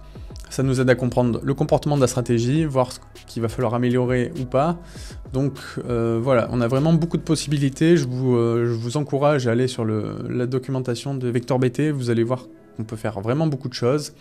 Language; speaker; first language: French; native; French